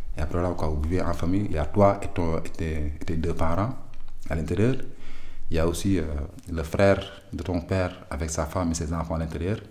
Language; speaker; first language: French; non-native, local second language; Wolof